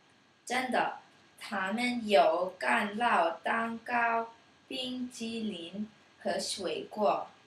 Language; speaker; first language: Chinese; non-native, learner; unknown